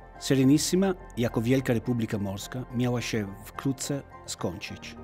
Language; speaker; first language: Polish; non-native, fluent; Italian